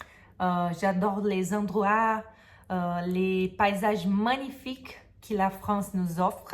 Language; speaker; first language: French; non-native, fluent; Portuguese